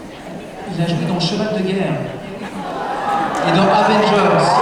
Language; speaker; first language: French; native; French